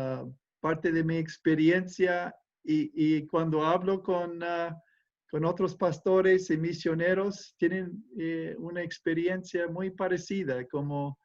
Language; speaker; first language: Spanish; non-native, fluent; English